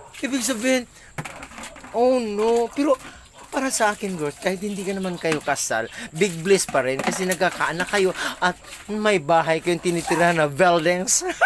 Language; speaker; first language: Filipino; non-native, local second language; Cebuano